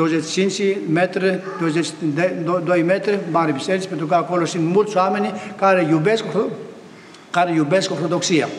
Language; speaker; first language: Romanian; non-native, fluent; Greek